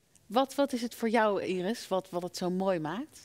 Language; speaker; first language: Dutch; native; Dutch